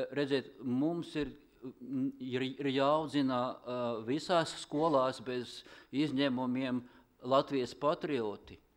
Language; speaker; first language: Latvian; non-native, local second language; Russian